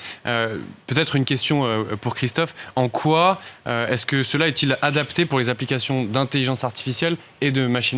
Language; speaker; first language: French; native; French